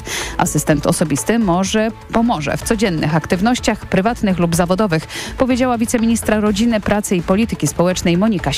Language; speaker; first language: Polish; native; Polish